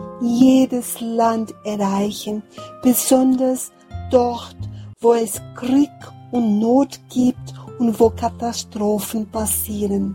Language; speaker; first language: German; non-native, fluent; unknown